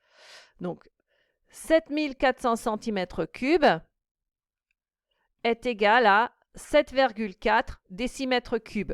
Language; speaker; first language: French; native; French